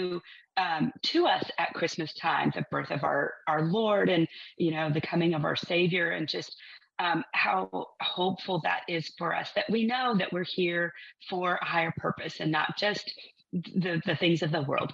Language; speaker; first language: English; native; English